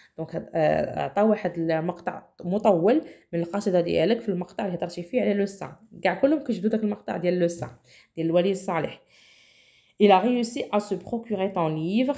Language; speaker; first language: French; non-native, local second language; Arabic